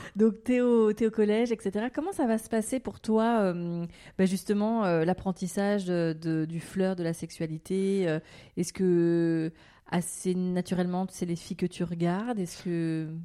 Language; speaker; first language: French; native; French